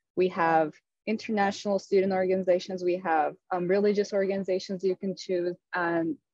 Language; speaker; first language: English; non-native, fluent; Turkish